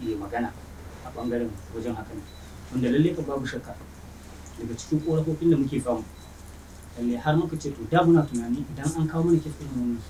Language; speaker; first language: Hausa; non-native, local second language; Fula